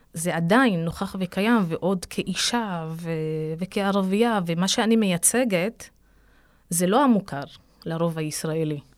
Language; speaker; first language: Hebrew; non-native, local second language; Arabic